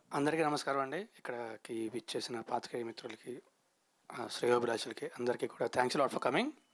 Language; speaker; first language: Telugu; native; Telugu